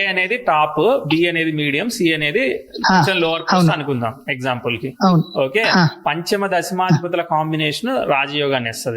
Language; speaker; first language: Telugu; native; Telugu